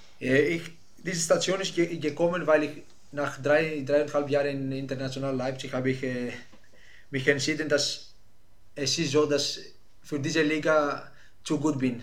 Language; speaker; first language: German; non-native, fluent; Greek